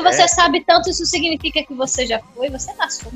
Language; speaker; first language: Portuguese; native; Portuguese